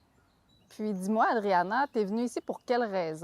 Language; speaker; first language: French; native; French